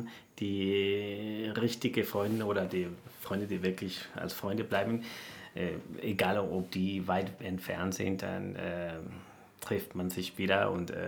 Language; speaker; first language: German; non-native, fluent; Spanish